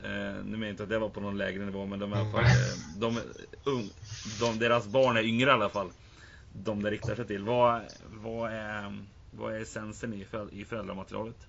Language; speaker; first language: Swedish; native; Swedish